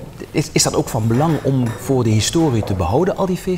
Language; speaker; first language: Dutch; native; Dutch